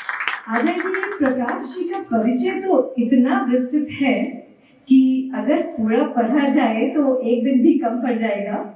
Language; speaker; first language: Hindi; native; Hindi